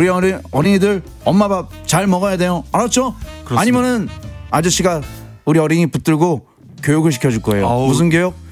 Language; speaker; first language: Korean; native; Korean